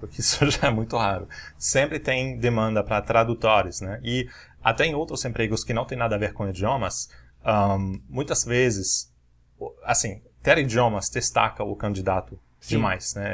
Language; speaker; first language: Portuguese; non-native, fluent; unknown